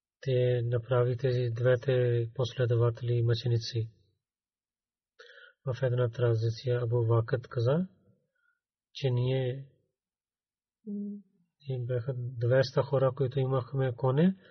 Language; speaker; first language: Bulgarian; non-native, learner; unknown